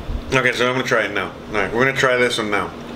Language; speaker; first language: English; native; English